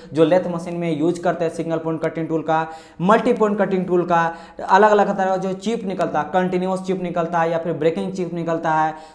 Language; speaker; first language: Hindi; non-native, local second language; Marathi